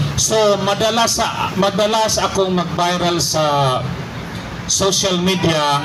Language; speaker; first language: Filipino; non-native, local second language; Cebuano